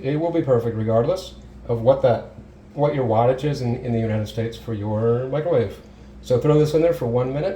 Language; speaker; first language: English; native; English